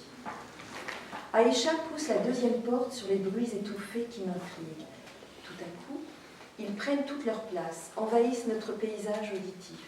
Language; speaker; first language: French; native; French